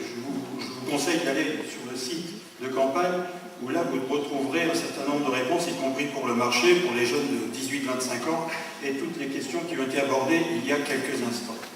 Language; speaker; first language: French; native; French